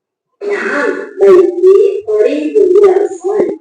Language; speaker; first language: Arabic; non-native, learner; Indonesian